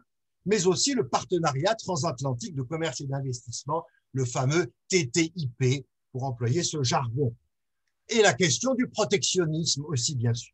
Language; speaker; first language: French; native; French